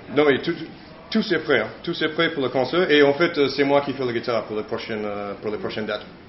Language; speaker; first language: French; non-native, learner; English